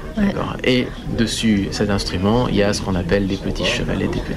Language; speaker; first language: French; native; French